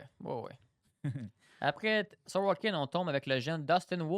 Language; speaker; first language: French; native; French